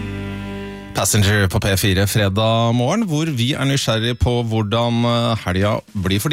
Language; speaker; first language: Norwegian; native; Norwegian